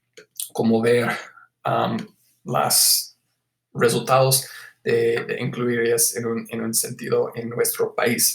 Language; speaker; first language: Spanish; non-native, fluent; English